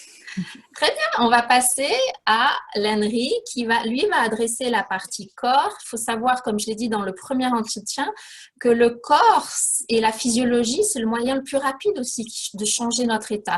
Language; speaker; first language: French; native; French